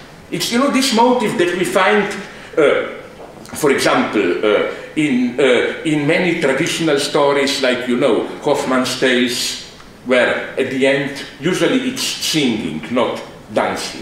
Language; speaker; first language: English; non-native, fluent; Slovenian